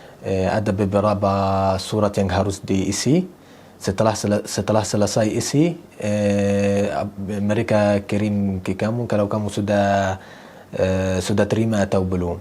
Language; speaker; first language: Indonesian; non-native, fluent; Arabic